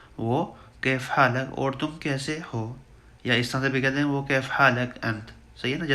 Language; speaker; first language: Urdu; native; Urdu